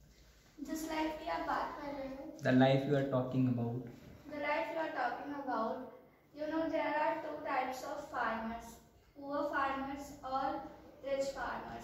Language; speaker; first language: English; non-native, learner; Hindi